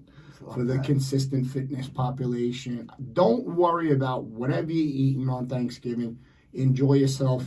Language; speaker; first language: English; native; English